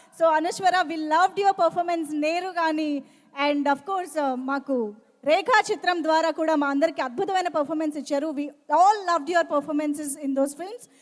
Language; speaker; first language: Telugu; native; Telugu